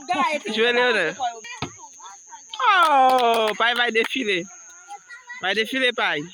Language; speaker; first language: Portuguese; non-native, learner; Haitian Creole